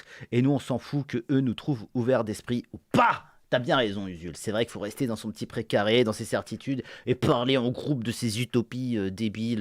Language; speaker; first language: French; native; French